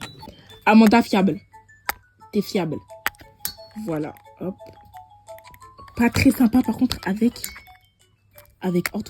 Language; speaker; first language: French; native; French